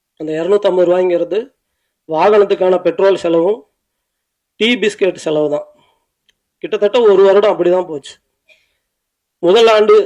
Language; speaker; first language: Tamil; native; Tamil